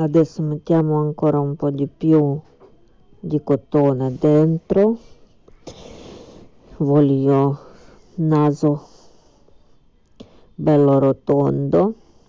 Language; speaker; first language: Italian; non-native, fluent; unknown